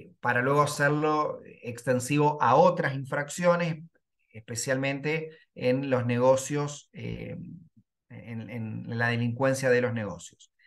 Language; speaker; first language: Spanish; native; Spanish